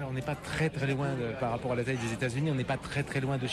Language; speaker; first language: French; native; French